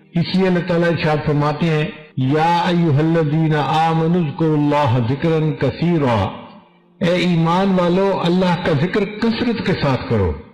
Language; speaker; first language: Urdu; non-native, local second language; Punjabi